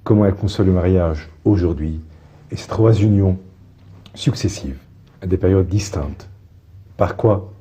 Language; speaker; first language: French; non-native, local second language; Arabic